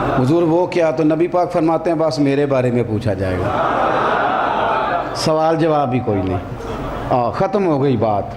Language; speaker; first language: Urdu; non-native, local second language; Punjabi